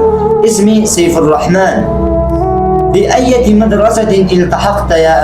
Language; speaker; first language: Arabic; non-native, learner; Urdu